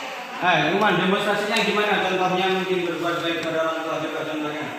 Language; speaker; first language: Indonesian; native; Indonesian